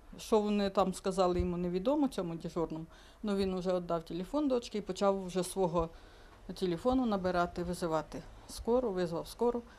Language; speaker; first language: Ukrainian; native; Ukrainian